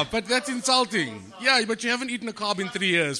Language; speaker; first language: English; native; English